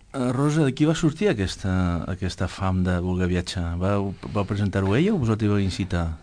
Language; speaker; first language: Catalan; native; Catalan